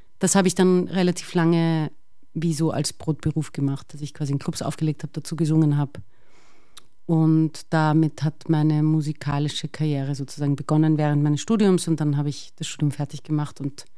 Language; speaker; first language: German; native; German